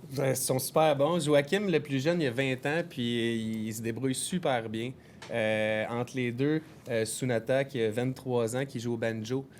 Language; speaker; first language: French; native; French